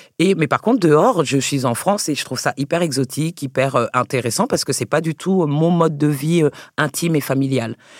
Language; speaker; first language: French; native; French